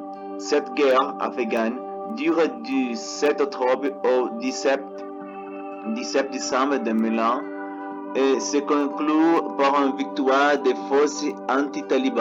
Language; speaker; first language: French; non-native, learner; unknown